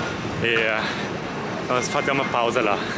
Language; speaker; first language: Portuguese; non-native, fluent; German